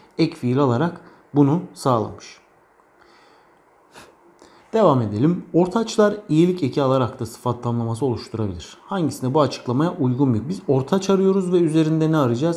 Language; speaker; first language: Turkish; native; Turkish